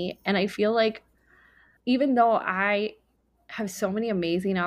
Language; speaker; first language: English; native; English